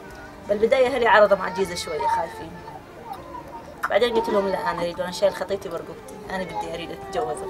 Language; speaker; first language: Arabic; native; Arabic